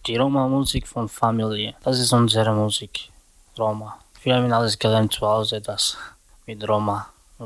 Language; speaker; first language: German; non-native, learner; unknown